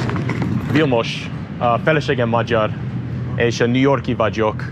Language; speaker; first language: Hungarian; non-native, learner; English